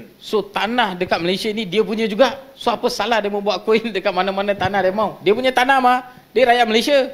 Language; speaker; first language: Malay; non-native, local second language; Tamil